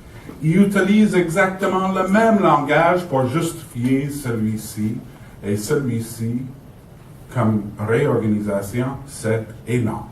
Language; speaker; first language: French; native; French